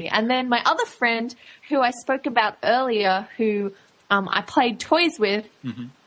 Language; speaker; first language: English; native; English